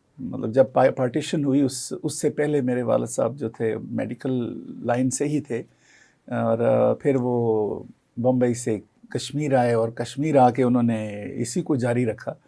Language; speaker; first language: Urdu; non-native, local second language; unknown